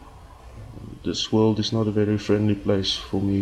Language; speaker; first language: English; non-native, local second language; Afrikaans